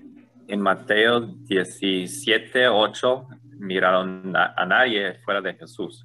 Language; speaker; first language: Spanish; non-native, fluent; Korean